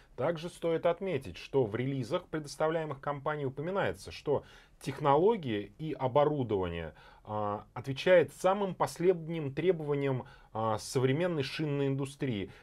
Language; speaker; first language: Russian; native; Russian